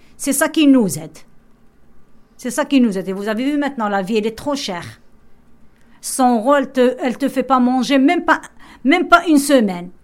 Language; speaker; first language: French; non-native, local second language; Arabic